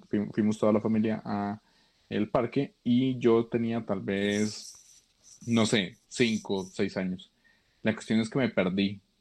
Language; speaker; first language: Spanish; native; Spanish